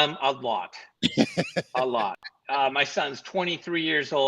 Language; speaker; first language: English; native; English